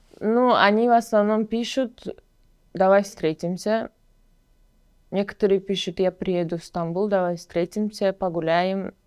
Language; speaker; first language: Russian; non-native, local second language; Uzbek